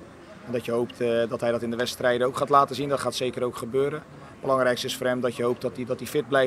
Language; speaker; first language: Dutch; native; Dutch